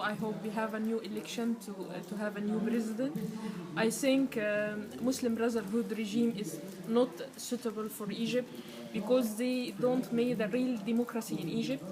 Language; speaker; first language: English; non-native, learner; Arabic